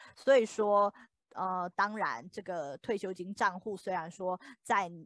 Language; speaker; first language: Chinese; native; Chinese